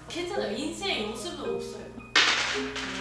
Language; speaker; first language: Korean; non-native, learner; Japanese